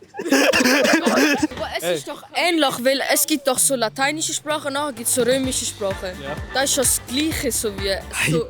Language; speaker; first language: German; native; German